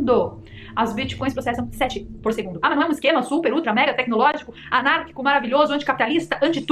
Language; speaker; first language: Portuguese; native; Portuguese